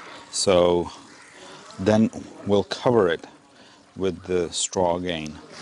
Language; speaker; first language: English; non-native, local second language; Urdu